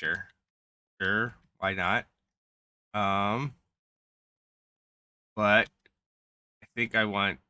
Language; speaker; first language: English; native; English